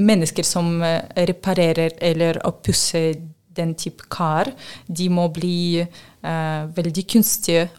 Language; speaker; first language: Norwegian; non-native, learner; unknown